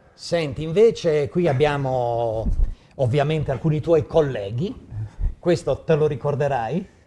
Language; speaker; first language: Italian; native; Italian